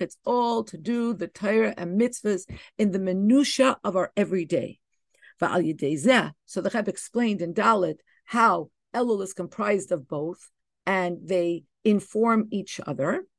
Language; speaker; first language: English; native; English